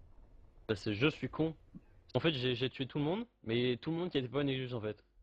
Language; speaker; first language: French; native; French